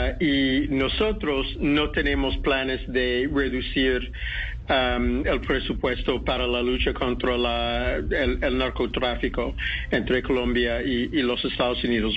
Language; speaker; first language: Spanish; non-native, fluent; English